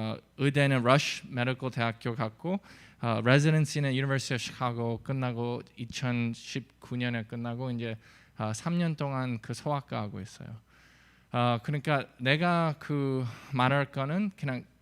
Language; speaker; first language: Korean; early bilingual, heritage; English